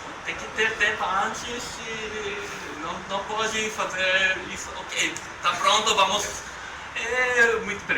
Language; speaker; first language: Portuguese; non-native, learner; Japanese